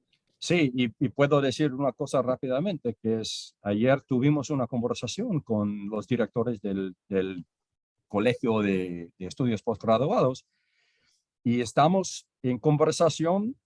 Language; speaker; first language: Spanish; non-native, fluent; English